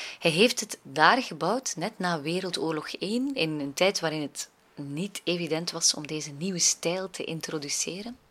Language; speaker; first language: Dutch; native; Dutch